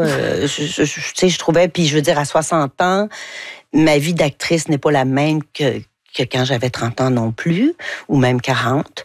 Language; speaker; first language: French; native; French